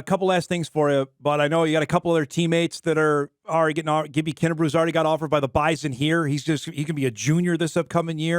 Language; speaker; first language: English; native; English